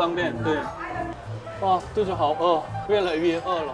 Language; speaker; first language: Chinese; non-native, fluent; Korean